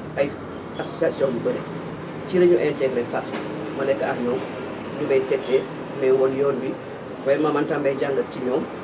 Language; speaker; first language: Wolof; native; Wolof